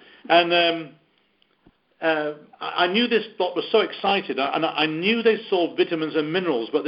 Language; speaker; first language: English; native; English